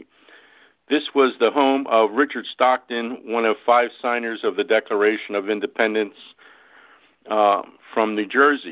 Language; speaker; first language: English; native; English